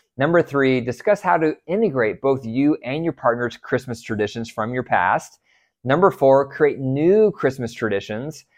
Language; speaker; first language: English; native; English